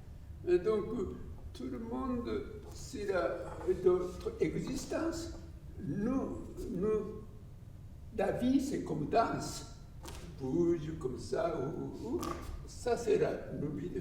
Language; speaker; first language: French; non-native, learner; Japanese